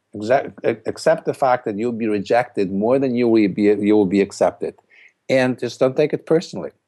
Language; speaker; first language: English; non-native, fluent; Polish